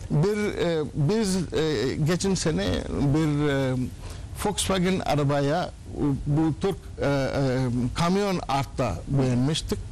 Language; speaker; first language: Turkish; non-native, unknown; Urdu